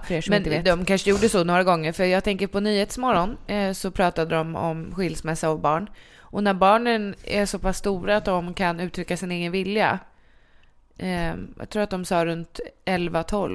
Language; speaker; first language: Swedish; native; Swedish